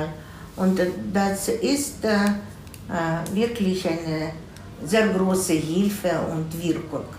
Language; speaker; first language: German; non-native, fluent; Russian